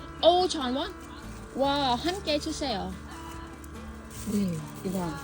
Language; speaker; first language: Korean; non-native, learner; Thai